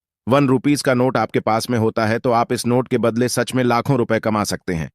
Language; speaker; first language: Hindi; native; Hindi